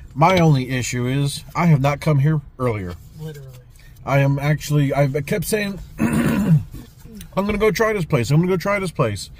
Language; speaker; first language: English; native; English